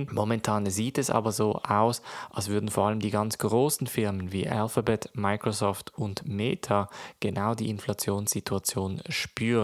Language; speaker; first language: German; native; German